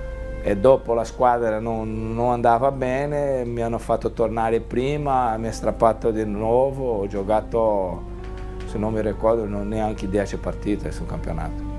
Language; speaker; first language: Italian; non-native, fluent; Portuguese